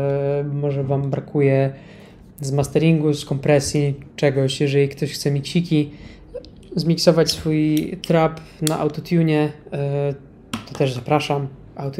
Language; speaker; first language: Polish; native; Polish